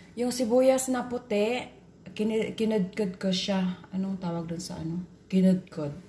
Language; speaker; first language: Filipino; non-native, local second language; Cebuano